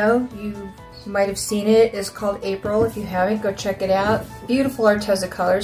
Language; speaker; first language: English; native; English